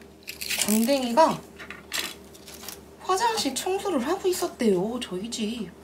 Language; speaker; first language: Korean; native; Korean